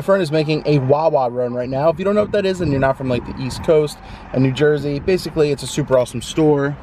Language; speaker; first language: English; native; English